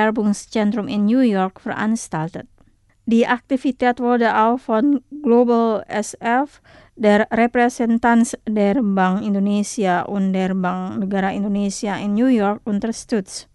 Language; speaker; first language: German; non-native, fluent; Indonesian